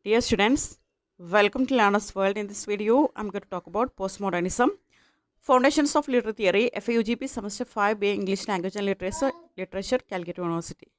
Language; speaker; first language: English; non-native, local second language; Malayalam